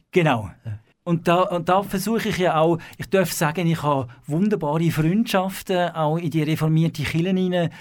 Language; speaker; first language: German; native; German